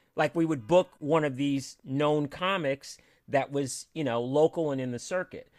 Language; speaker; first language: English; native; English